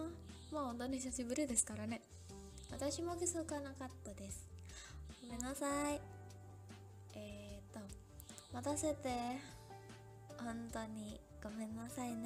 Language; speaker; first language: Japanese; non-native, learner; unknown